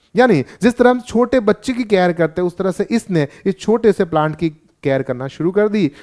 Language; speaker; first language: Hindi; non-native, local second language; Gujarati